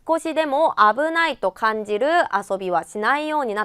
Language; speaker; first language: Japanese; non-native, fluent; Korean